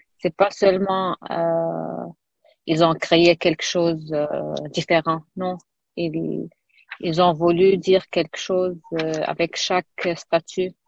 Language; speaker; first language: French; non-native, learner; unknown